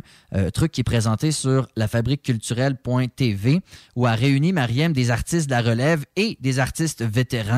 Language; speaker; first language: French; native; French